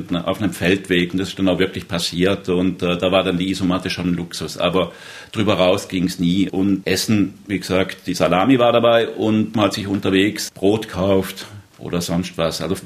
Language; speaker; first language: German; native; German